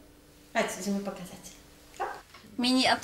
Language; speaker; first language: Dutch; non-native, fluent; Polish